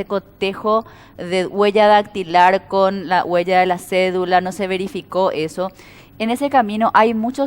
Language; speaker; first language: Spanish; native; Spanish